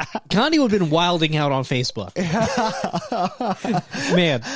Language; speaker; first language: English; native; English